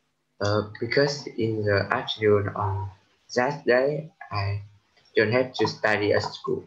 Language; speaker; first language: English; non-native, learner; Vietnamese